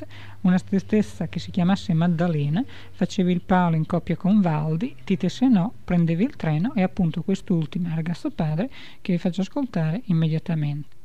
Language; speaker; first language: Italian; native; Italian